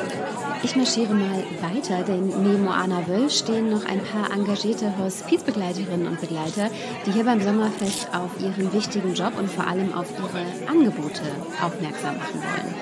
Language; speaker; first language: German; native; German